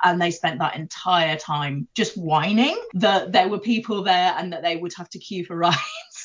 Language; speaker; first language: English; native; English